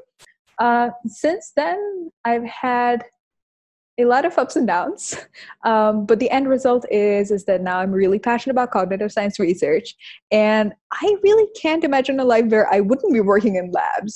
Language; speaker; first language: English; non-native, local second language; Hindi